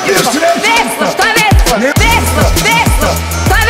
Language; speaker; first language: Serbian; native; Serbian